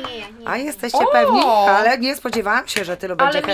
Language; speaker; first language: Polish; native; Polish